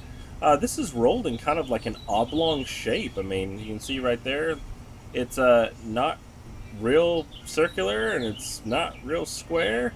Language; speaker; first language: English; native; English